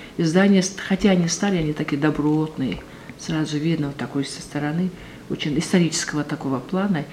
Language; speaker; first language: Russian; non-native, local second language; Kazakh